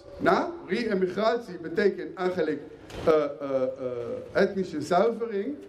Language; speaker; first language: Dutch; non-native, fluent; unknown